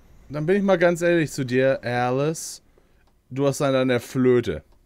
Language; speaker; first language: German; native; German